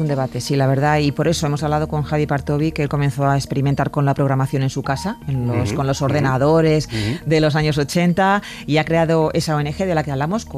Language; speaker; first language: Spanish; native; Spanish